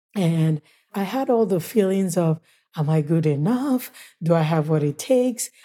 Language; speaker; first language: English; non-native, local second language; Igbo